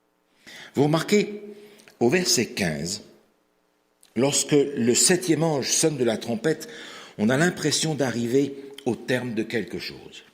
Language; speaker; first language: French; native; French